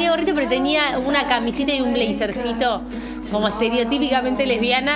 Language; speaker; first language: Spanish; native; Spanish